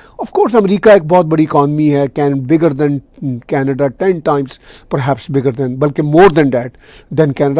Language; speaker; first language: Urdu; native; Urdu